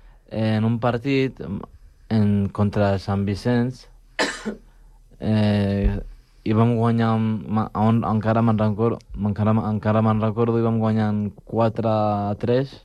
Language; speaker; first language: Catalan; non-native, local second language; Spanish